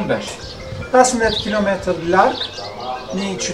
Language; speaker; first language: Albanian; early bilingual, heritage; Turkish